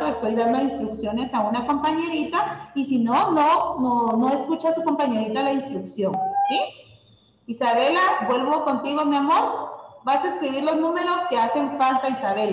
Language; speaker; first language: Spanish; native; Spanish